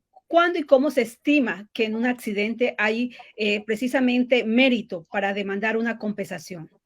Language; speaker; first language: Spanish; native; Spanish